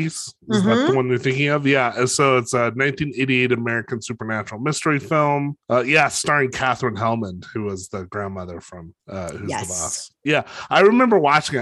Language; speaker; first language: English; native; English